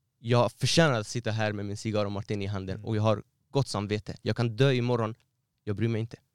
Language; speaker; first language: Swedish; non-native, fluent; Persian